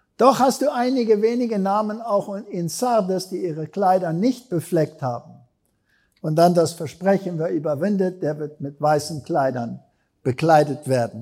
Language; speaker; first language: German; non-native, fluent; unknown